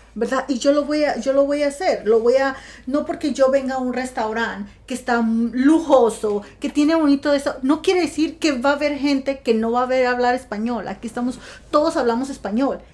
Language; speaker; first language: Spanish; native; Spanish